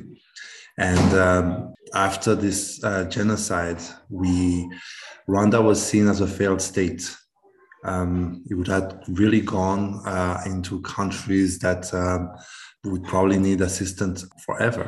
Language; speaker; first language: English; non-native, local second language; Kinyarwanda